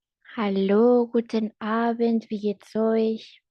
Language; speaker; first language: German; non-native, fluent; Spanish